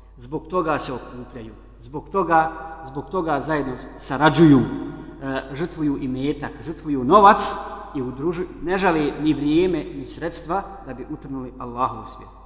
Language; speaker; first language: Bosnian; native; Bosnian